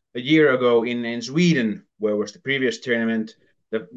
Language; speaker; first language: English; non-native, fluent; Finnish